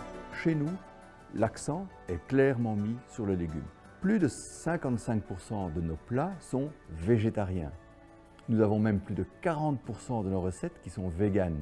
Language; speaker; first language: French; native; French